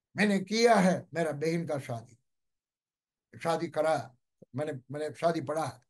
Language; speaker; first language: Hindi; non-native, local second language; Malayalam